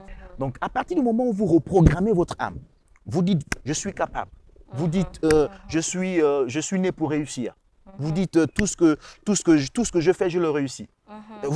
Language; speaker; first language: French; non-native, local second language; Rundi